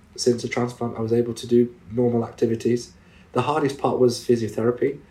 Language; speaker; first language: English; native; English